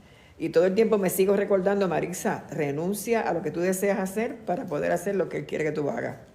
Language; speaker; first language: Spanish; native; Spanish